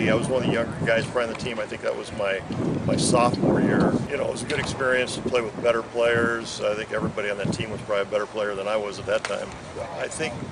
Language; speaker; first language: English; native; English